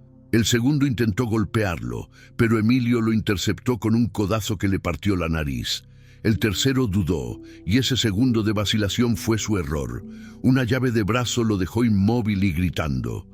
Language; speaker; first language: Spanish; native; Spanish